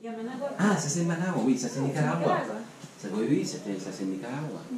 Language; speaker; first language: French; non-native, learner; Spanish